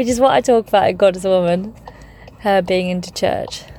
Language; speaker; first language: English; non-native, local second language; Polish